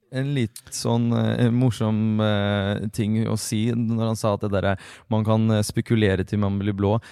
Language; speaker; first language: Norwegian; early bilingual, other home language; Russian